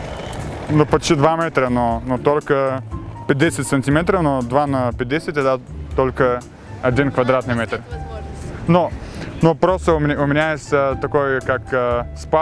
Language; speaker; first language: Russian; non-native, learner; Bulgarian